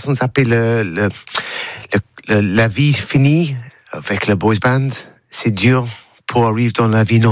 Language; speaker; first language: French; non-native, learner; English